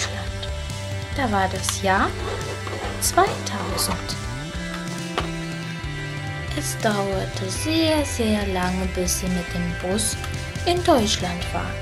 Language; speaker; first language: German; early bilingual, other home language; Russian